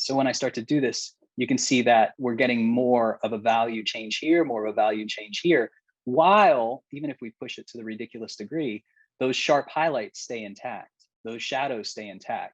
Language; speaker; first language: English; native; English